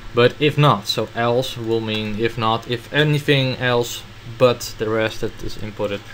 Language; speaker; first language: English; non-native, fluent; Dutch